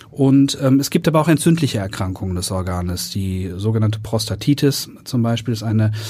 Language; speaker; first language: German; native; German